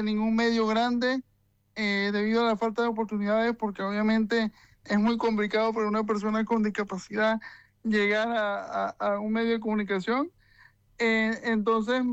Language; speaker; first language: Spanish; native; Spanish